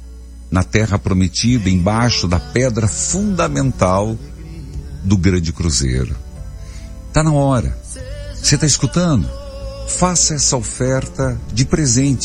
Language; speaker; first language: Portuguese; native; Portuguese